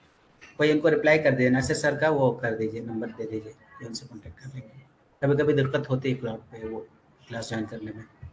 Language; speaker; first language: Hindi; native; Hindi